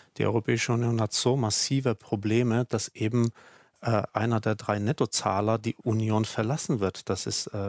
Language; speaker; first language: German; non-native, fluent; Czech